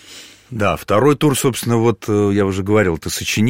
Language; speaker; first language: Russian; native; Russian